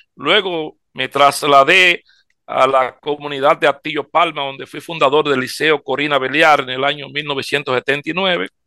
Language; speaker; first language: Spanish; native; Spanish